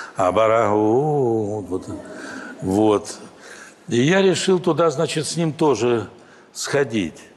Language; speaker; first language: Russian; native; Russian